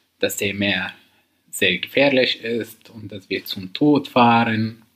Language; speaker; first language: German; non-native, learner; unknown